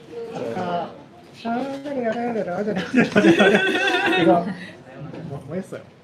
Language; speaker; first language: Korean; non-native, learner; Japanese